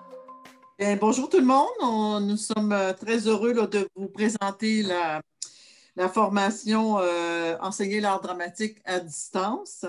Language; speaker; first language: French; native; French